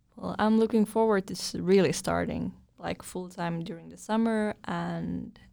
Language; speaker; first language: English; non-native, fluent; Finnish